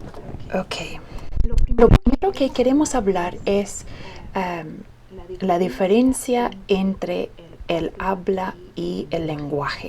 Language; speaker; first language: Spanish; early bilingual, heritage; Spanish